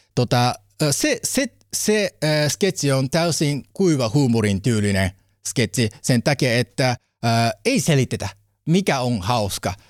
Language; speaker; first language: Finnish; non-native, learner; Japanese